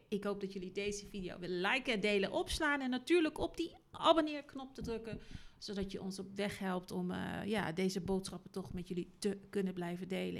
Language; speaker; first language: Dutch; native; Dutch